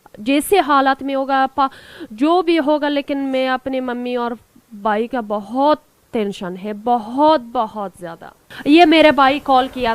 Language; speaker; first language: Hindi; non-native, learner; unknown